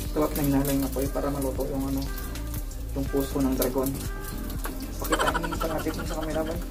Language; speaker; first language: Filipino; non-native, local second language; Hiligaynon